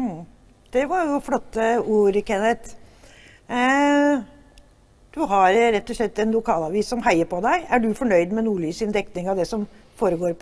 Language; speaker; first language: Norwegian; native; Norwegian